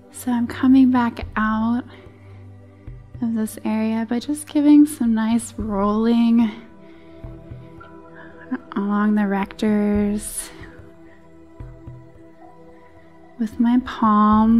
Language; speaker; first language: English; native; English